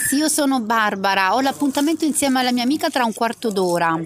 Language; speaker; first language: Italian; native; Italian